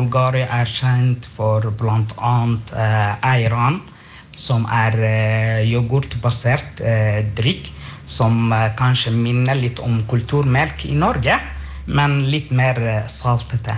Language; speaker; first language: Norwegian; non-native, fluent; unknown